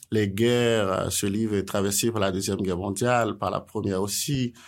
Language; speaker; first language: French; non-native, local second language; Haitian Creole